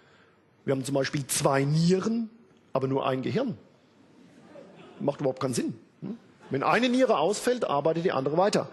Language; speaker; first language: German; native; German